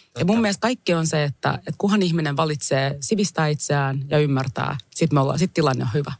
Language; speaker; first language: Finnish; native; Finnish